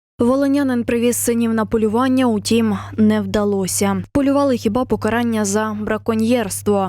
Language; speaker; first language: Ukrainian; native; Ukrainian